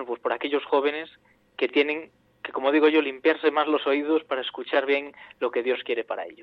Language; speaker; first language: Spanish; native; Spanish